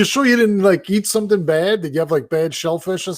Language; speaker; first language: English; native; English